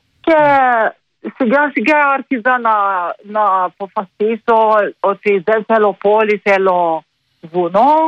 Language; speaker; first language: Greek; non-native, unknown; Maltese